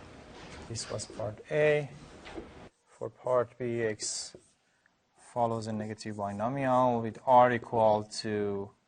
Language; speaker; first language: English; non-native, fluent; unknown